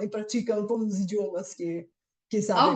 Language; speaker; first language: Portuguese; non-native, fluent; Bulgarian